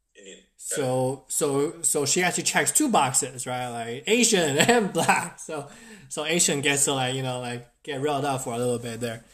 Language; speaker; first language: English; non-native, fluent; Chinese